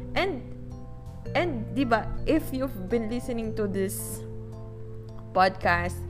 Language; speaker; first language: English; non-native, local second language; Filipino